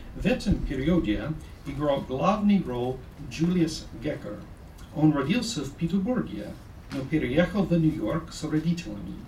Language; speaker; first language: Russian; non-native, fluent; English